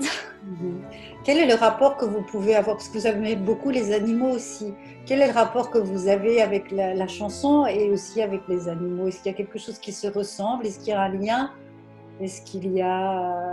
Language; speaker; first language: French; native; French